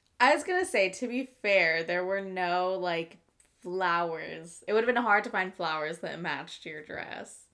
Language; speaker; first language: English; early bilingual, other home language; Spanish